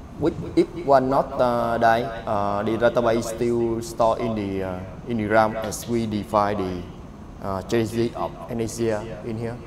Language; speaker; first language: English; non-native, learner; Vietnamese